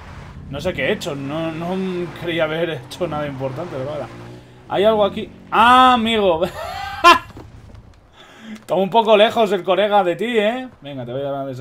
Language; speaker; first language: Spanish; native; Spanish